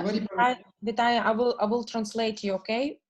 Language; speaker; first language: English; non-native, fluent; Russian